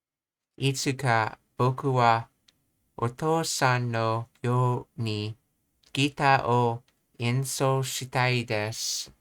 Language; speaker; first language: Japanese; non-native, learner; English